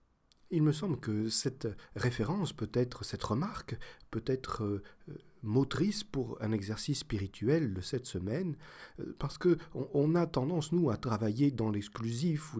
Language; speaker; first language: French; native; French